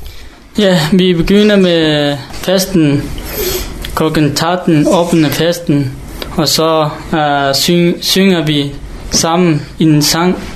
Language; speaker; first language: Danish; non-native, learner; Hakha Chin